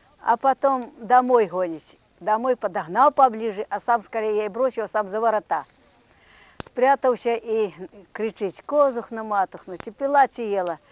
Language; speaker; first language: Ukrainian; native; Ukrainian